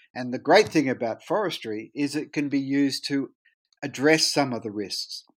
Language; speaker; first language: English; native; English